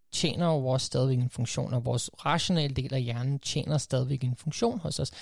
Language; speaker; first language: Danish; early bilingual, other home language; English